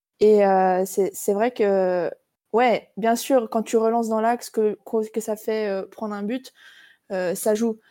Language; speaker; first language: French; native; French